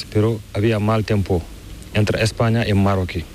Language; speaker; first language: Spanish; non-native, learner; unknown